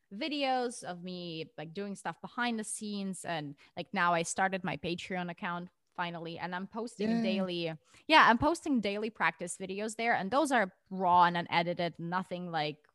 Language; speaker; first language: English; non-native, fluent; Russian